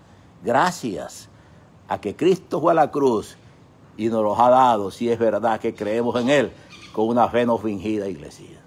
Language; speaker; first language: Spanish; native; Spanish